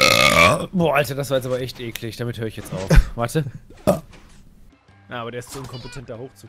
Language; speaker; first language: German; native; German